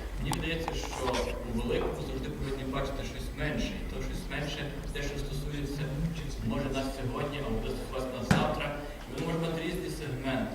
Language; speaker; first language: Ukrainian; native; Ukrainian